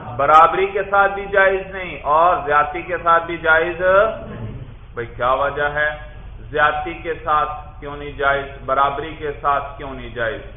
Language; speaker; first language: Urdu; native; Urdu